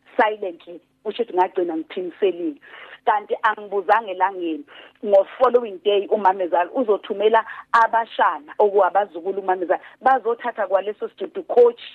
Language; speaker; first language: Zulu; native; Zulu